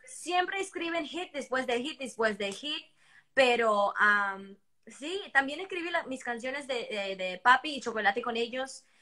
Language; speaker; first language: Spanish; early bilingual, heritage; Spanish